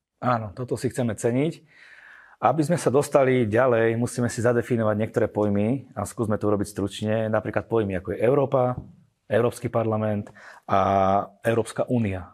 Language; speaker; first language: Slovak; native; Slovak